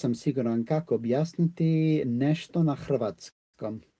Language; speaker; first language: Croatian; non-native, learner; English